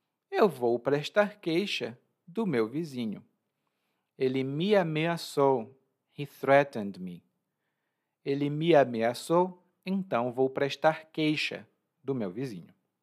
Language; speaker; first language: Portuguese; native; Portuguese